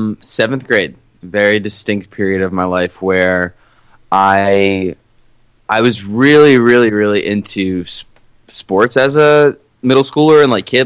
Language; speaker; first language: English; native; English